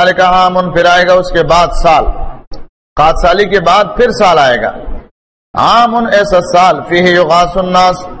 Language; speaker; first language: Urdu; non-native, local second language; Pashto